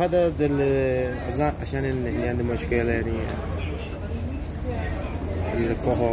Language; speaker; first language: Arabic; non-native, learner; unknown